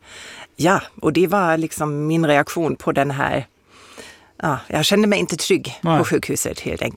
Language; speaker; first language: Swedish; non-native, fluent; German